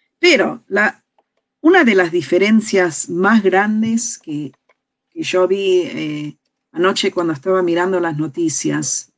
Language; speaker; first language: Spanish; early bilingual, heritage; Spanish